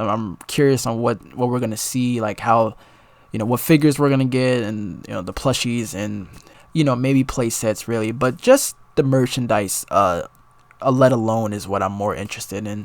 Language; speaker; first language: English; native; English